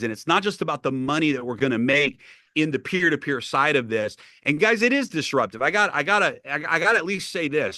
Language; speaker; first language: English; native; English